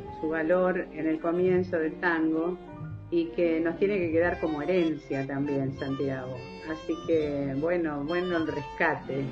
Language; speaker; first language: Spanish; native; Spanish